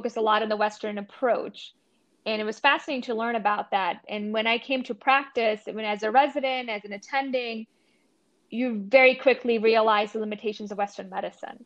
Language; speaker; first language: English; non-native, local second language; Gujarati